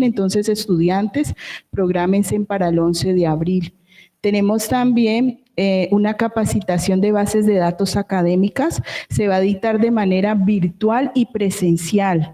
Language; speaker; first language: Spanish; native; Spanish